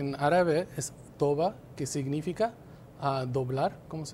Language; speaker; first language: Spanish; non-native, fluent; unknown